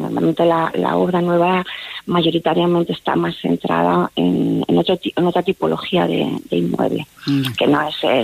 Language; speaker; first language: Spanish; native; Spanish